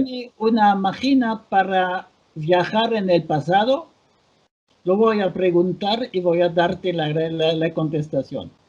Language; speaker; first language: Spanish; non-native, fluent; French